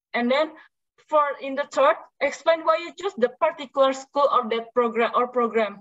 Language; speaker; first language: English; non-native, learner; Indonesian